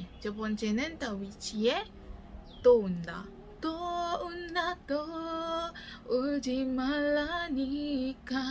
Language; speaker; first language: Korean; non-native, learner; Malay